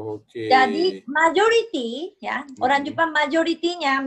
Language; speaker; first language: Indonesian; non-native, fluent; Japanese